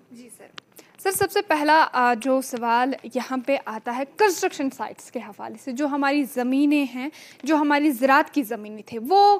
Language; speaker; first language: Urdu; non-native, local second language; Kashmiri